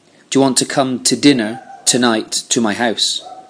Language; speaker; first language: English; native; English